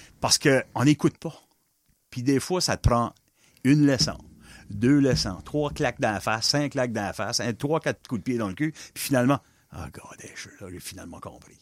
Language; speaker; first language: French; non-native, local second language; English